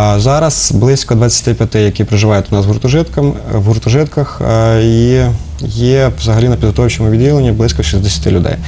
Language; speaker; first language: Ukrainian; native; Ukrainian